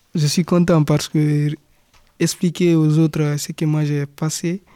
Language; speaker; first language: French; non-native, local second language; Fula